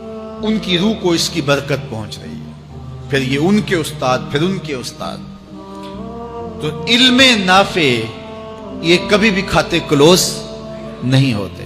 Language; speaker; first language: Urdu; native; Urdu